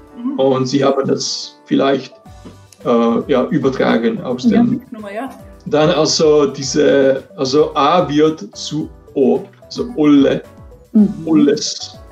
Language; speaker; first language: German; non-native, fluent; Czech